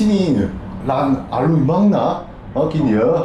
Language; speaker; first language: Thai; non-native, learner; Korean